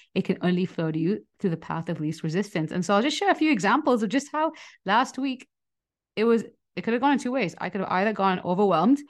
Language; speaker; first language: English; non-native, local second language; Hindi